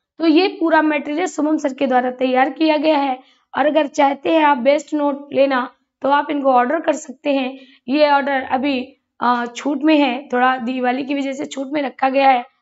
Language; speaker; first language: Hindi; native; Hindi